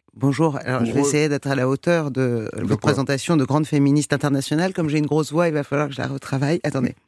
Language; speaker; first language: French; non-native, fluent; Persian